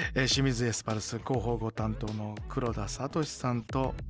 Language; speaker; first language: Japanese; native; Japanese